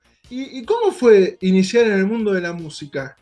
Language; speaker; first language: Spanish; native; Spanish